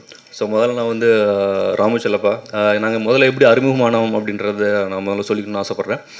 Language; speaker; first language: Tamil; native; Tamil